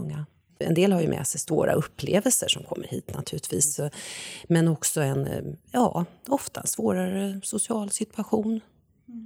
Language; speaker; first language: Swedish; native; Swedish